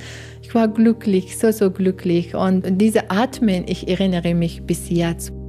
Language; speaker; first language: German; non-native, learner; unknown